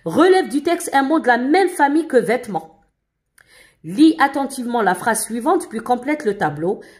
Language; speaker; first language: French; non-native, local second language; Arabic